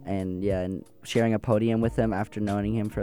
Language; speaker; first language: English; native; English